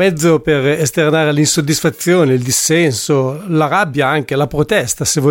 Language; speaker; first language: Italian; native; Italian